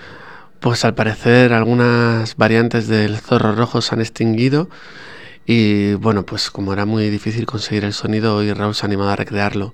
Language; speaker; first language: Spanish; native; Spanish